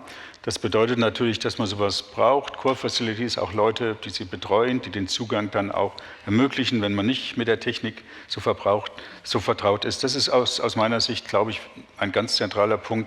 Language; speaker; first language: German; native; German